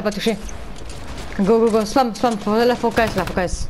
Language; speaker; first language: French; native; French